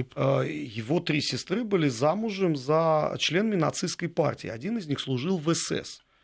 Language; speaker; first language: Russian; native; Russian